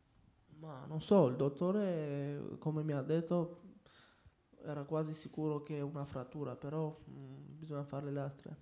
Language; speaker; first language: Italian; non-native, fluent; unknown